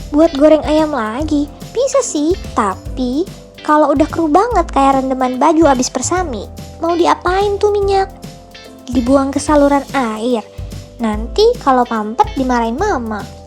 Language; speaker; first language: Indonesian; native; Indonesian